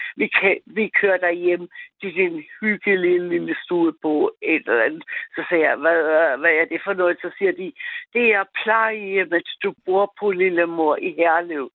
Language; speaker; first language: Danish; non-native, fluent; German